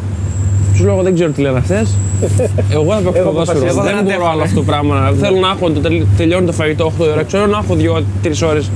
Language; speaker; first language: Greek; native; Greek